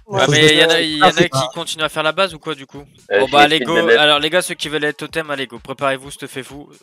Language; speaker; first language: French; native; French